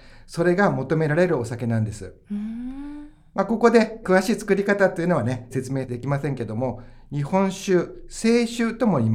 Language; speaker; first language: Japanese; native; Japanese